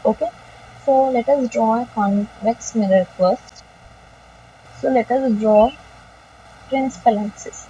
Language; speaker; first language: English; non-native, local second language; Telugu